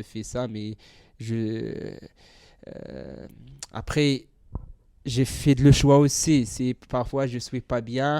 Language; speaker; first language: French; non-native, learner; Central Atlas Tamazight